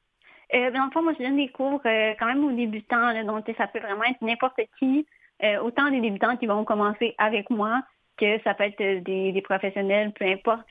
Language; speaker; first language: French; native; French